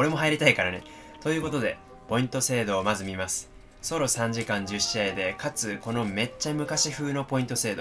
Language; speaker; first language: Japanese; native; Japanese